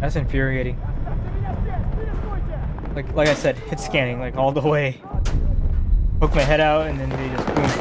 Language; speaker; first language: English; native; English